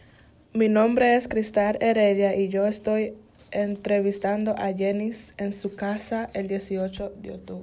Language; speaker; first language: Spanish; early bilingual, heritage; Spanish